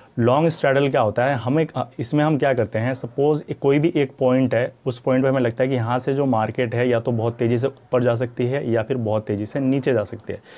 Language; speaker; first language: Hindi; native; Hindi